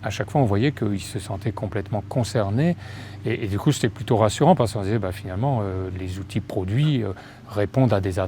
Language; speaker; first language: French; native; French